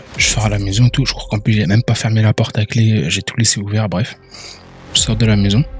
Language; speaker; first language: French; early bilingual, other home language; Arabic